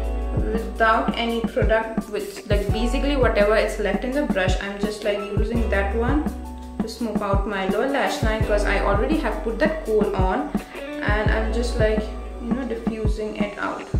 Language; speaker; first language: English; non-native, local second language; Bangla